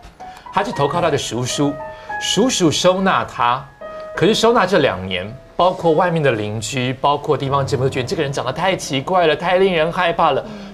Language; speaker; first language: Chinese; native; Chinese